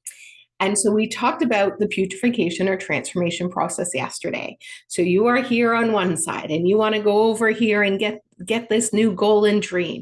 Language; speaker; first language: English; native; English